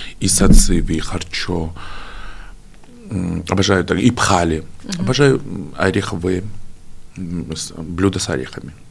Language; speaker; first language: Russian; non-native, fluent; Georgian